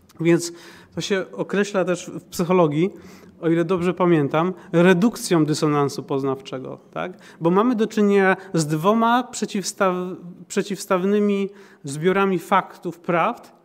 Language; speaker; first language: Polish; native; Polish